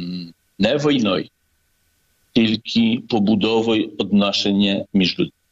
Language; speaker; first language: Polish; non-native, learner; Ukrainian